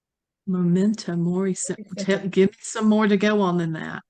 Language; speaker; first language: English; native; English